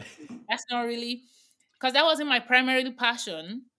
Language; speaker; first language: English; non-native, local second language; Yoruba